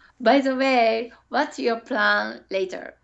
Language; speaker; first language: English; non-native, learner; Japanese